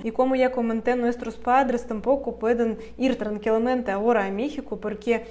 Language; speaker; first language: Spanish; non-native, fluent; Russian